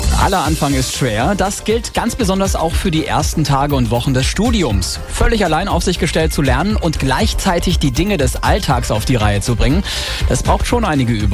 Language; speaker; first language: German; native; German